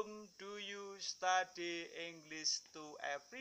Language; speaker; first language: English; non-native, fluent; Indonesian